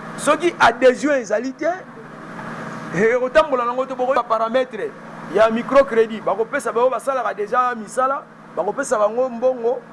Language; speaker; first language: Lingala; native; Lingala